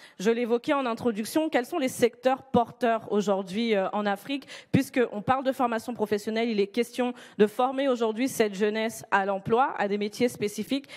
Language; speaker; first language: French; native; French